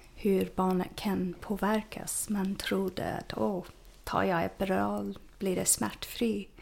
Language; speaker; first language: Swedish; non-native, fluent; English